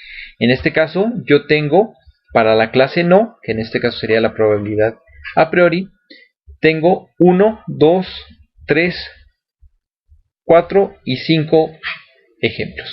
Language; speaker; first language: Spanish; native; Spanish